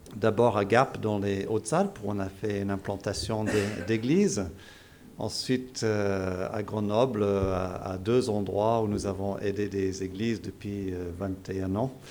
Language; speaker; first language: French; non-native, fluent; English